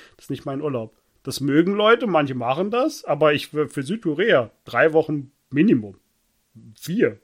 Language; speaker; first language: German; native; German